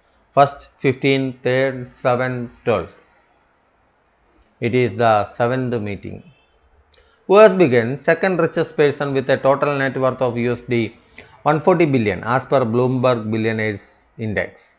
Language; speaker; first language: English; non-native, local second language; Malayalam